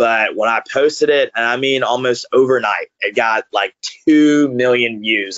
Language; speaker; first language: English; native; English